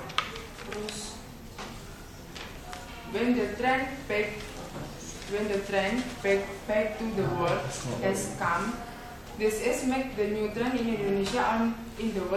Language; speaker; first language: English; non-native, learner; Indonesian